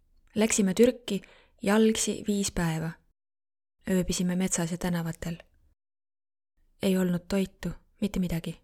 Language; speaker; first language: Estonian; non-native, learner; Arabic